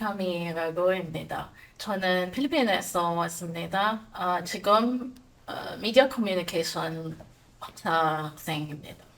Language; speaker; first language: Korean; non-native, fluent; Croatian